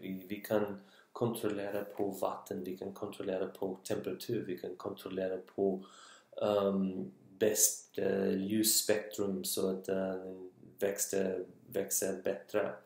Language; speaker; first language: Swedish; non-native, learner; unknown